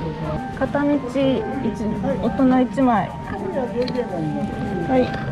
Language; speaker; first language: Japanese; native; Japanese